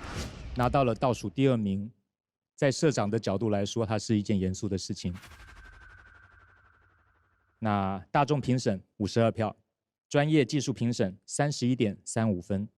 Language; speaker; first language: Chinese; native; Chinese